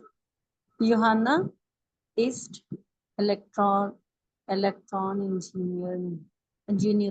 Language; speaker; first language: German; non-native, learner; Urdu